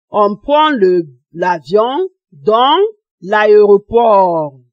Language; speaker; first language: French; non-native, fluent; Igbo